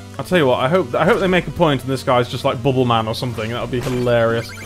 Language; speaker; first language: English; native; English